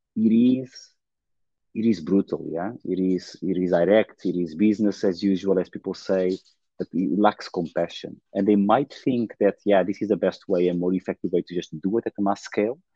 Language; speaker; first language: English; non-native, fluent; Portuguese